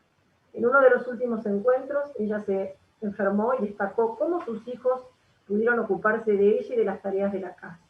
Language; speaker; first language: Spanish; native; Spanish